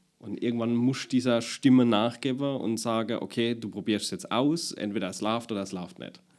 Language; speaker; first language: German; native; German